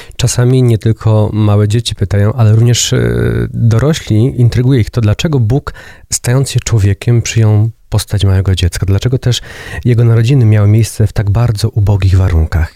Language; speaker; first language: Polish; native; Polish